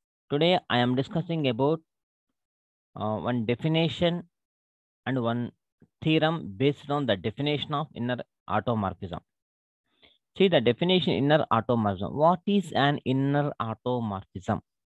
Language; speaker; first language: English; non-native, local second language; Telugu